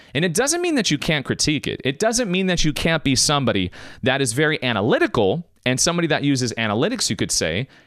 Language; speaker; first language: English; native; English